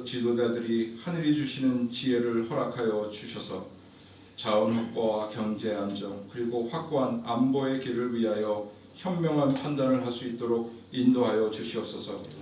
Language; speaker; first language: Korean; native; Korean